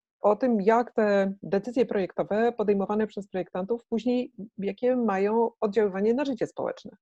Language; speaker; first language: Polish; native; Polish